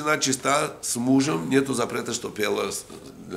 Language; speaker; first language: Russian; native; Russian